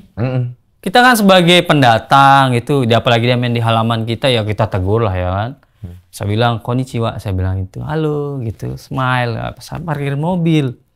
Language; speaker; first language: Indonesian; non-native, local second language; Sasak